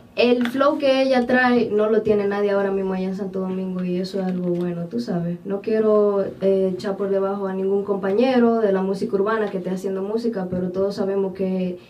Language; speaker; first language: Spanish; native; Spanish